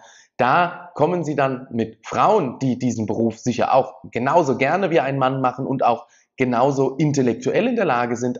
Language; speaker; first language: German; native; German